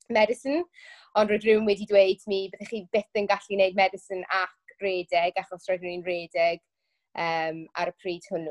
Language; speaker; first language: Welsh; non-native, local second language; English